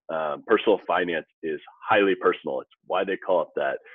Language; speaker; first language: English; native; English